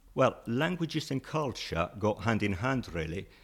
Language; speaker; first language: English; non-native, fluent; Italian